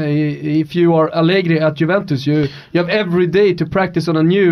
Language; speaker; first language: English; non-native, fluent; Swedish